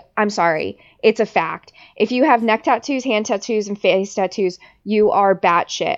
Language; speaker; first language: English; native; English